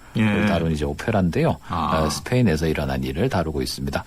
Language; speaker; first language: Korean; native; Korean